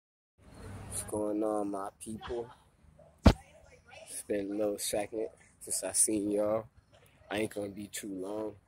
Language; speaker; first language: English; native; English